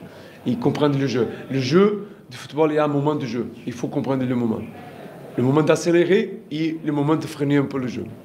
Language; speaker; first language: French; non-native, learner; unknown